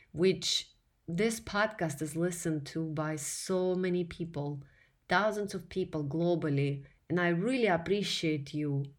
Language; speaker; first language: English; non-native, fluent; Russian